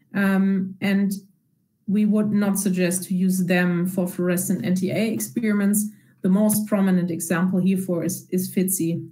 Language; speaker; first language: English; non-native, fluent; German